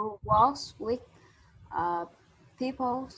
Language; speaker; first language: English; non-native, learner; Vietnamese